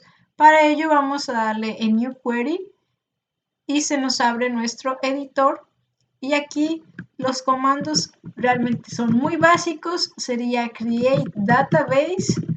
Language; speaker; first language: Spanish; native; Spanish